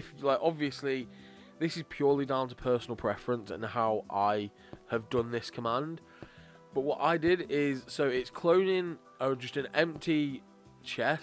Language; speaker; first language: English; native; English